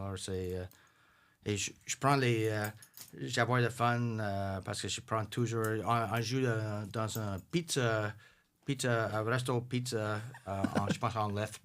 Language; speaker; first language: French; non-native, local second language; English